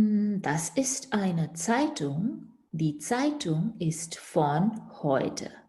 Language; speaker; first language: German; non-native, fluent; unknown